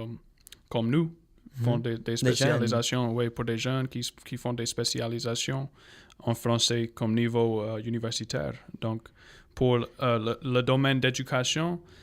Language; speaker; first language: French; non-native, local second language; English